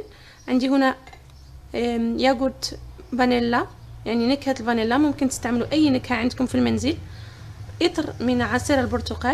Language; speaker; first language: Arabic; native; Arabic